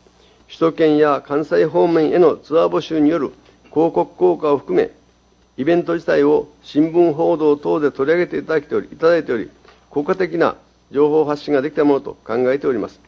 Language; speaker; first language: Japanese; native; Japanese